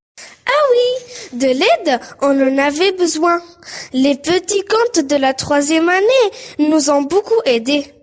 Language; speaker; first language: French; non-native, learner; Arabic